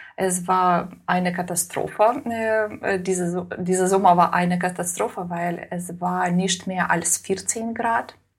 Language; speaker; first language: German; non-native, learner; Ukrainian